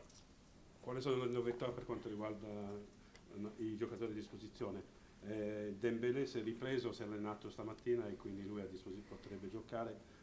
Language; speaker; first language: Italian; native; Italian